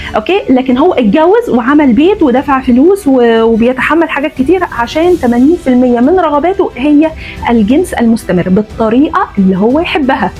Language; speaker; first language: Egyptian Arabic; early bilingual, heritage; Arabic